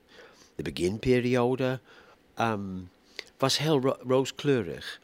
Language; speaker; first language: Dutch; non-native, fluent; English